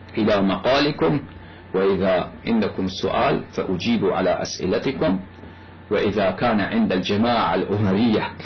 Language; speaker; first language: Arabic; non-native, fluent; Persian